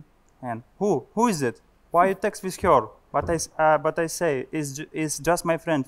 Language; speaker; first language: English; non-native, learner; Russian